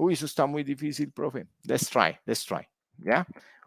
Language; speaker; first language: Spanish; native; Spanish